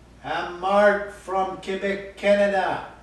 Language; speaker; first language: English; non-native, learner; French